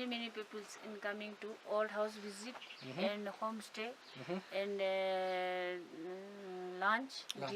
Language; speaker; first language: English; non-native, learner; Ladakhi